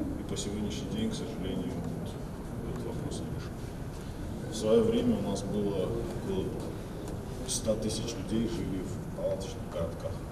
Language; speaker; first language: Russian; non-native, local second language; Azerbaijani